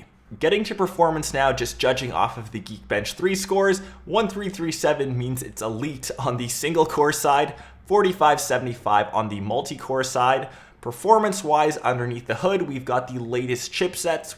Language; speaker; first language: English; native; English